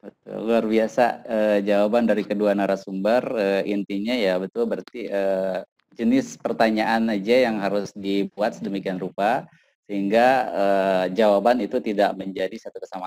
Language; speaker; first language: Indonesian; native; Indonesian